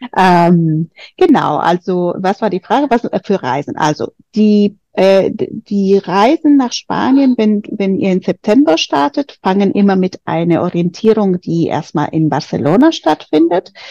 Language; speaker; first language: German; non-native, fluent; Spanish